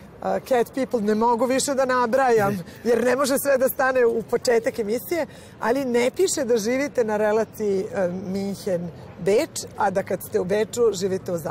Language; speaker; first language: Serbian; native; Serbian